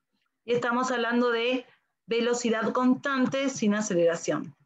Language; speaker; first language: Spanish; native; Spanish